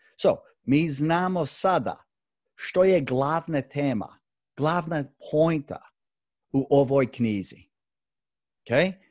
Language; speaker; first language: Croatian; early bilingual, heritage; Croatian